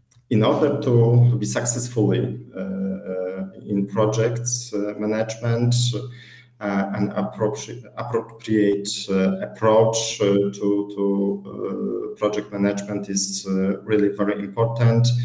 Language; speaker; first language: English; non-native, fluent; Polish